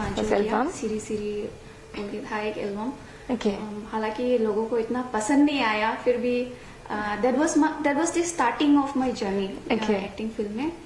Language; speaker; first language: Hindi; non-native, local second language; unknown